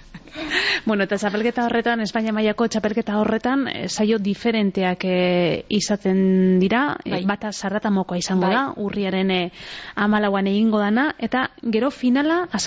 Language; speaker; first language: Basque; native; Basque